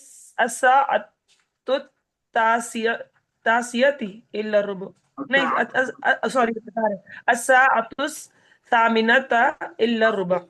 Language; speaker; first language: Arabic; non-native, learner; Urdu